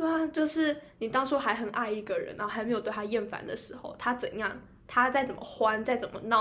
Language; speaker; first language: Chinese; native; Chinese